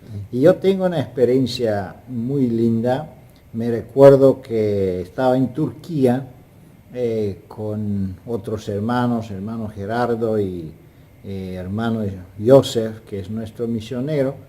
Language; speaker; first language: Spanish; non-native, fluent; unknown